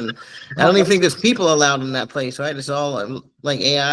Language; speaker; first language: English; native; English